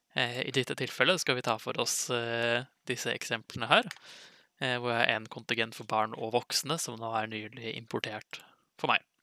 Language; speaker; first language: Norwegian; native; Norwegian